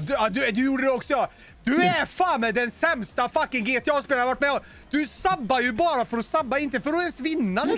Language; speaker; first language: Swedish; native; Swedish